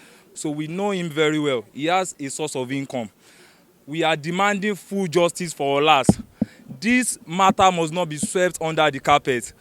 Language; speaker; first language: English; non-native, local second language; Yoruba